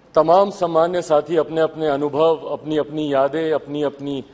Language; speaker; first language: Hindi; native; Hindi